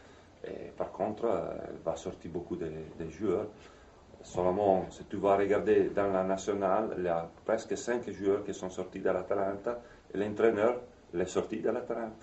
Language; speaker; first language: French; non-native, fluent; Italian